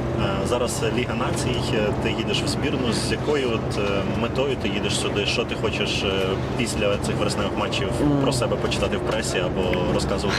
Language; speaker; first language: Ukrainian; native; Ukrainian